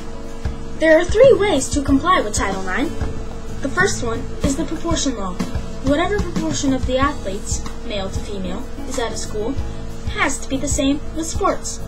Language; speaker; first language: English; native; English